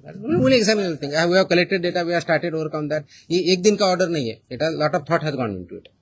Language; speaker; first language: Hindi; non-native, local second language; Marathi